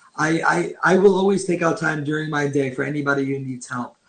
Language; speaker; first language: English; native; English